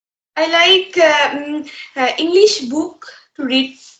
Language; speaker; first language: English; non-native, learner; Bangla